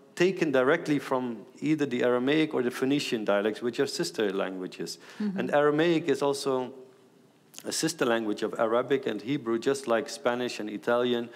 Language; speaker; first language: English; non-native, fluent; Aramaic